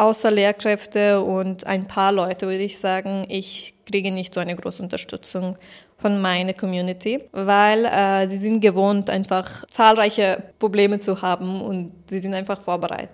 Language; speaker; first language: German; non-native, fluent; Persian